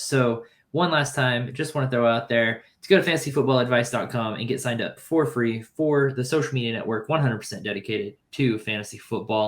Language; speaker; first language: English; native; English